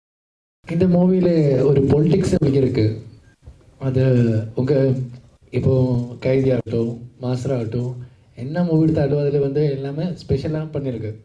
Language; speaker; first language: Tamil; non-native, learner; Malayalam